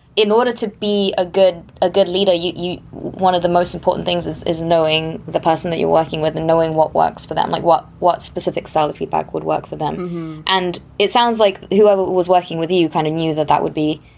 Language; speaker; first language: English; non-native, fluent; German